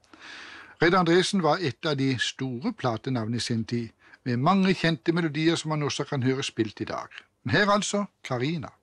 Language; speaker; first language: Norwegian; native; Norwegian